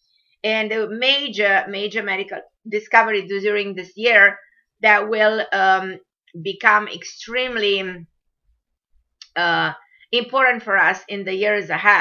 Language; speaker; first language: English; non-native, fluent; Romanian